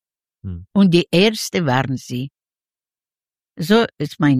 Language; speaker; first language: German; non-native, learner; Yiddish